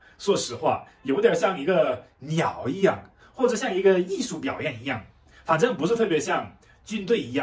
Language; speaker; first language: Chinese; non-native, fluent; German